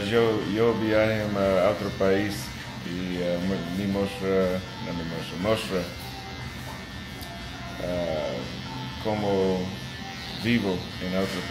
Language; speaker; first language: Spanish; non-native, learner; English